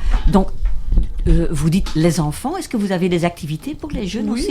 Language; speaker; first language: French; non-native, local second language; Dutch